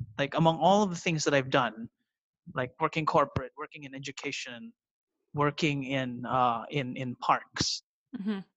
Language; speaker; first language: English; non-native, local second language; Filipino